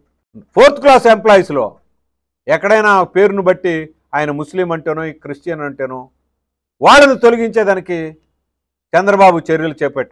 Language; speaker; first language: Telugu; native; Telugu